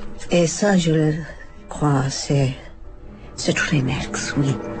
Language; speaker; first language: French; non-native, fluent; English